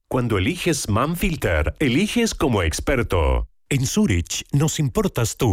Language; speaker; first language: Spanish; native; Spanish